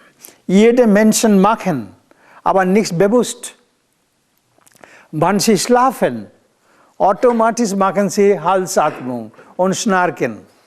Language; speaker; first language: German; non-native, learner; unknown